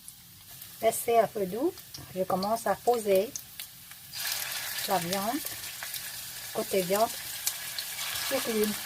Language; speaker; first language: French; non-native, learner; Vietnamese